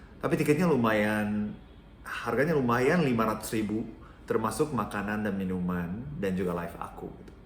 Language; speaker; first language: Indonesian; non-native, fluent; Japanese